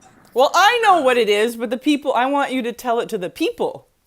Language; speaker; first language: English; native; English